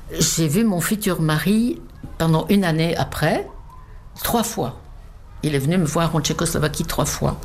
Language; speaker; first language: French; non-native, fluent; Czech